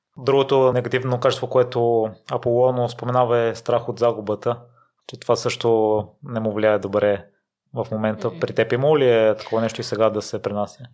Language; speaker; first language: Bulgarian; native; Bulgarian